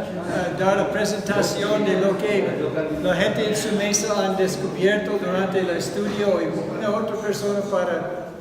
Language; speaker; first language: Spanish; non-native, fluent; English